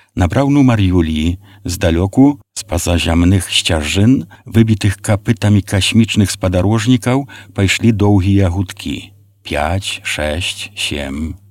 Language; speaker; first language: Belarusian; native; Belarusian